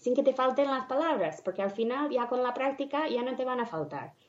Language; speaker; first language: Spanish; non-native, fluent; English